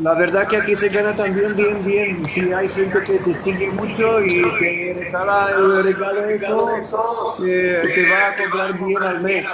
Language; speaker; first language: Spanish; non-native, learner; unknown